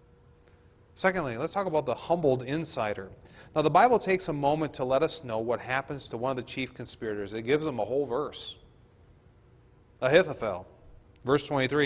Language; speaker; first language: English; native; English